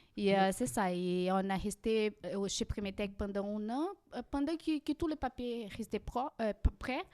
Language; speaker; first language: French; non-native, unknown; Portuguese